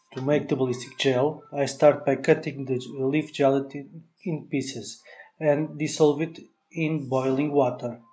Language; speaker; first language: English; non-native, learner; Portuguese